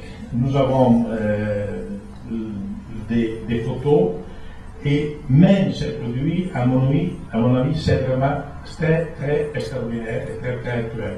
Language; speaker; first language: French; non-native, fluent; Italian